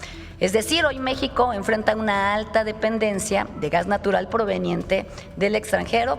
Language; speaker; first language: Spanish; native; Spanish